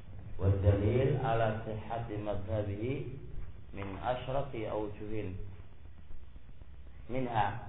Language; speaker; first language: Arabic; non-native, fluent; Javanese